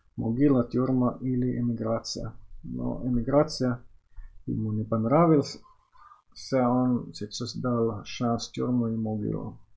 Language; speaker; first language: Russian; non-native, fluent; Finnish